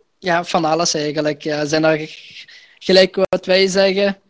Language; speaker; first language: Dutch; early bilingual, other home language; Arabic